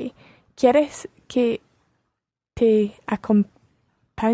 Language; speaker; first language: Spanish; non-native, learner; English